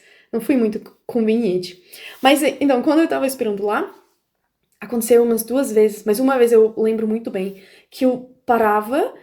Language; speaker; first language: Portuguese; non-native, fluent; German